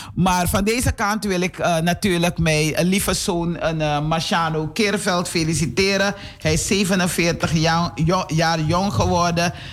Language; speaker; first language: Dutch; native; Dutch